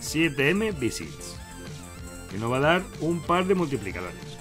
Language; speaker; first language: Spanish; native; Spanish